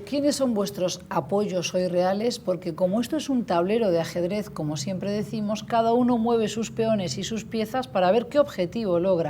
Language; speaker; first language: Spanish; native; Spanish